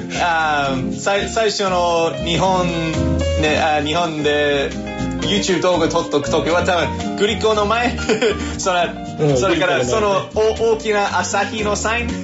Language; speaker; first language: Japanese; non-native, fluent; English